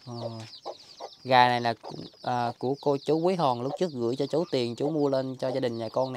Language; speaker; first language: Vietnamese; native; Vietnamese